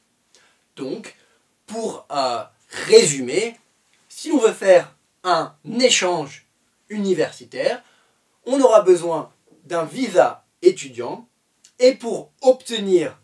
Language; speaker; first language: French; native; French